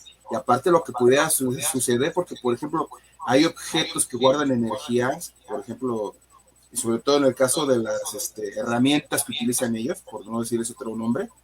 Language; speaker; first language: Spanish; native; Spanish